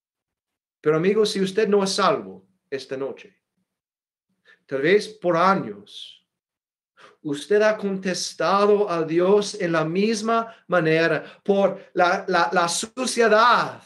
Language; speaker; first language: Spanish; non-native, fluent; English